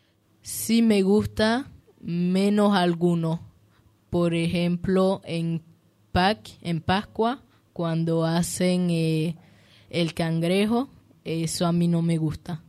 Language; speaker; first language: Spanish; early bilingual, heritage; Spanish